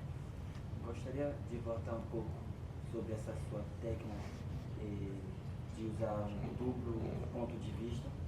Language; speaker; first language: Portuguese; non-native, learner; French